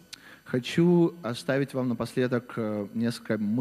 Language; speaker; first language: Russian; native; Russian